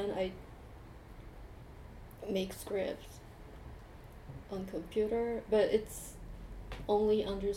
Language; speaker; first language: English; non-native, fluent; Japanese